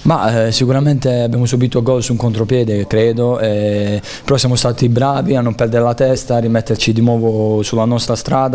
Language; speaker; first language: Italian; native; Italian